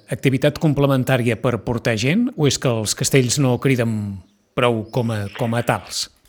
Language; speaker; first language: Catalan; native; Catalan